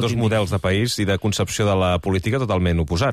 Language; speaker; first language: Catalan; native; Catalan